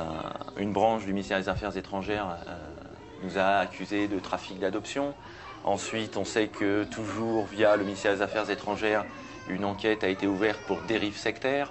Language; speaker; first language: French; native; French